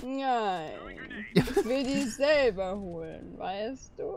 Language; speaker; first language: German; native; German